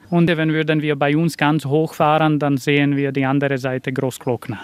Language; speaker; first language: German; non-native, learner; Slovak